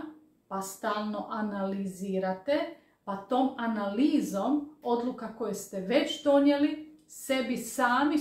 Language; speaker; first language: Croatian; native; Croatian